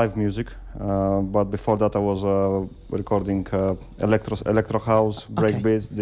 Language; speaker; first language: English; non-native, fluent; Russian